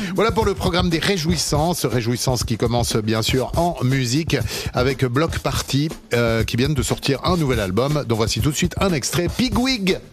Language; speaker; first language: French; native; French